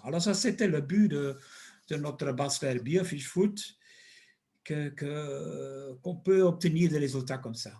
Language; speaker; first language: French; non-native, local second language; Dutch